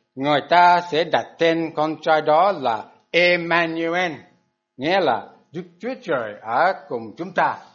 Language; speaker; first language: Vietnamese; non-native, fluent; English